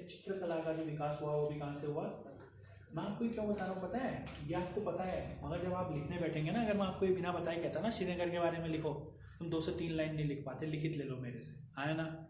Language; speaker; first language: Hindi; native; Hindi